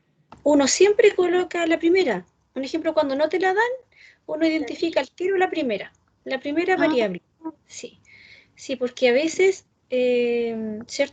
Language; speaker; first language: Spanish; native; Spanish